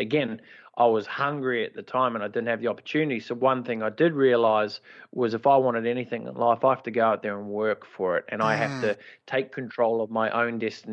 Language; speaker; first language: English; native; English